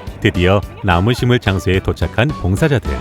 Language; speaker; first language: Korean; native; Korean